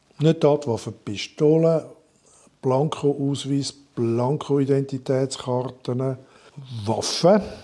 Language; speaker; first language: German; non-native, local second language; French